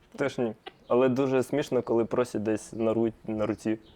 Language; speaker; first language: Ukrainian; non-native, local second language; Russian